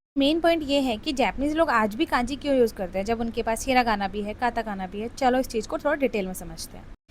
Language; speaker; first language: Hindi; native; Hindi